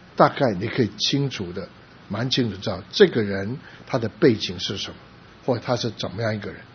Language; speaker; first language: Chinese; early bilingual, other home language; Cantonese